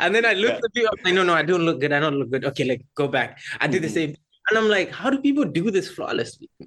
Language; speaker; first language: English; non-native, local second language; Kinyarwanda